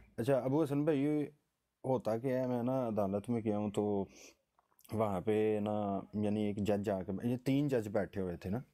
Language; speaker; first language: Urdu; native; Urdu